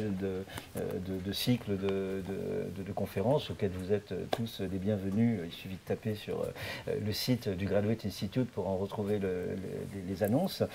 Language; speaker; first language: French; native; French